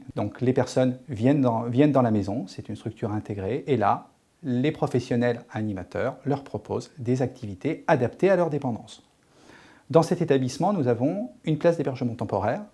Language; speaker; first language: French; native; French